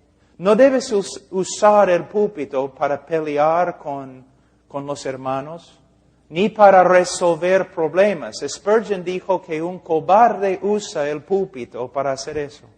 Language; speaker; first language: Spanish; non-native, fluent; English